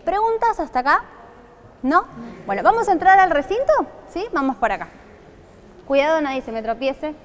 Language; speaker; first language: Spanish; native; Spanish